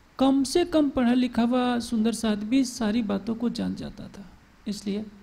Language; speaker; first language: Hindi; native; Hindi